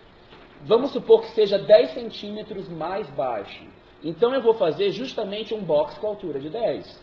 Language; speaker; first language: Portuguese; native; Portuguese